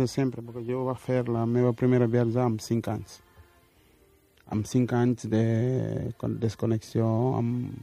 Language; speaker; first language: Catalan; non-native, learner; Wolof